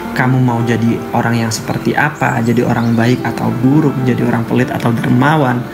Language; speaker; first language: Indonesian; native; Indonesian